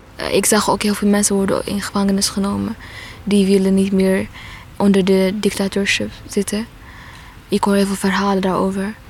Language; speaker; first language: Dutch; non-native, fluent; Tigrinya